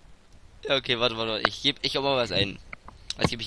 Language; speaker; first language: German; native; German